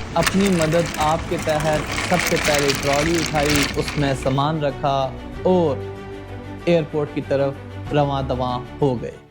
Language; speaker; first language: Urdu; native; Urdu